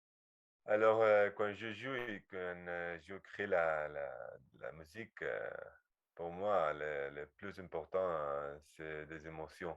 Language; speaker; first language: French; non-native, learner; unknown